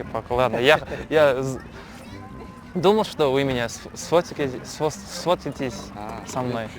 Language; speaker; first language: Russian; non-native, local second language; Kazakh